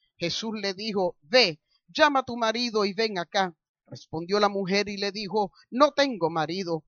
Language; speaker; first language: Spanish; early bilingual, heritage; Spanish